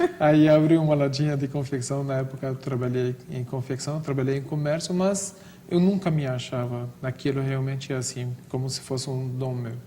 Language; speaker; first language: Portuguese; non-native, fluent; Arabic